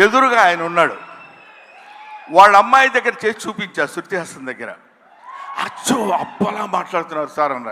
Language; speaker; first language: Telugu; native; Telugu